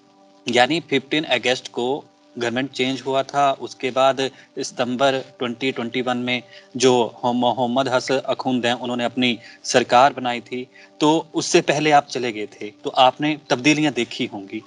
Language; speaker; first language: Hindi; native; Hindi